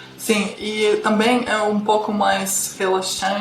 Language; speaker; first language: Portuguese; non-native, fluent; Russian